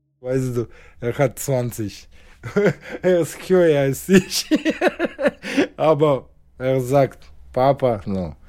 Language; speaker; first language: German; non-native, learner; Russian